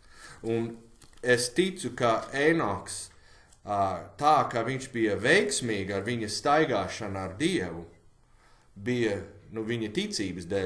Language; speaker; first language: Latvian; non-native, learner; English